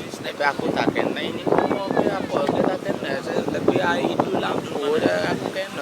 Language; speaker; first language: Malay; non-native, learner; Rohingya